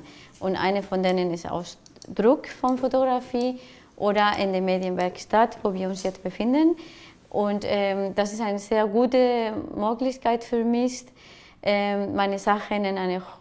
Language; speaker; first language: German; non-native, fluent; Spanish